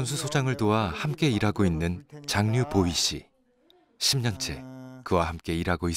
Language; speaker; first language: Korean; native; Korean